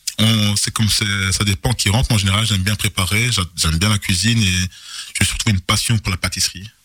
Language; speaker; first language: French; native; French